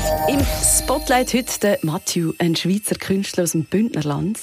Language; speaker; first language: German; native; German